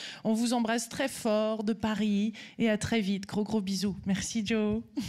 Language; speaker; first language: French; native; French